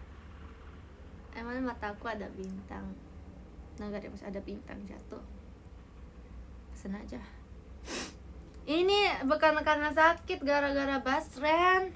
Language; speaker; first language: Indonesian; native; Indonesian